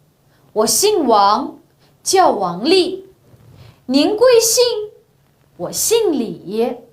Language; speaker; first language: Chinese; non-native, local second language; Uyghur